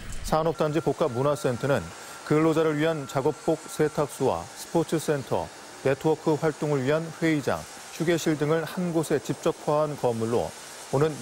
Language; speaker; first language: Korean; native; Korean